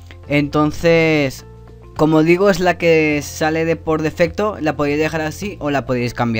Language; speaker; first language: Spanish; native; Spanish